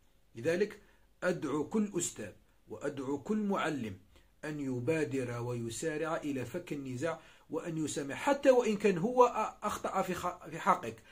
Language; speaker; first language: Arabic; native; Arabic